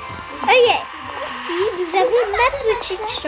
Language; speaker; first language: French; native; French